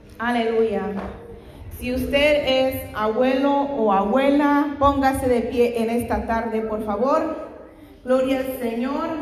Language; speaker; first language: Spanish; non-native, fluent; English